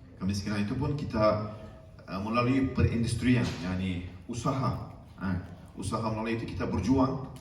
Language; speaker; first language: Malay; non-native, fluent; Turkish